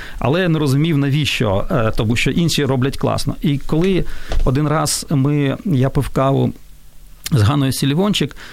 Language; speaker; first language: Ukrainian; non-native, local second language; Russian